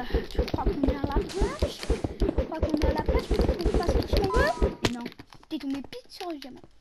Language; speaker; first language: French; native; French